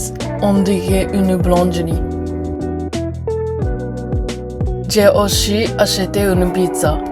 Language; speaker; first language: French; non-native, learner; Japanese